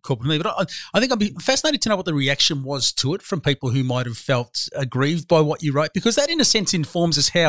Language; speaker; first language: English; native; English